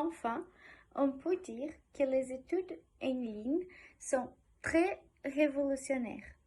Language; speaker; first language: French; non-native, learner; Portuguese